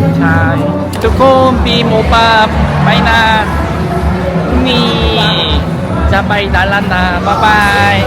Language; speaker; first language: Thai; non-native, learner; Korean